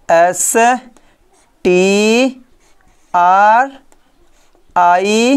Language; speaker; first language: Hindi; native; Hindi